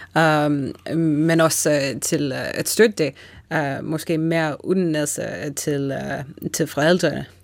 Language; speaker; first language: Danish; non-native, fluent; English